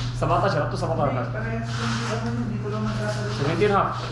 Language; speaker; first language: Arabic; non-native, learner; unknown